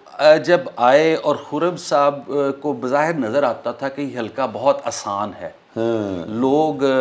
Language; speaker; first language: Urdu; non-native, local second language; Punjabi